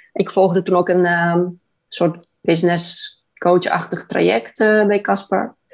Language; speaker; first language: Dutch; non-native, fluent; Polish